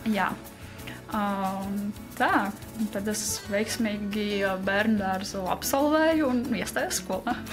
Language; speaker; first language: Latvian; non-native, local second language; Russian